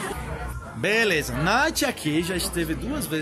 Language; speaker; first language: Portuguese; native; Portuguese